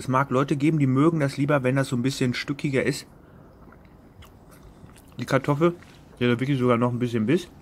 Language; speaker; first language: German; native; German